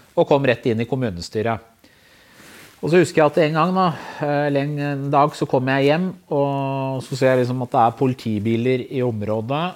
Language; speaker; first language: Norwegian; native; Norwegian